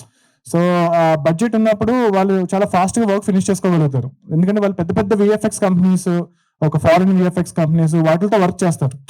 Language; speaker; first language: Telugu; native; Telugu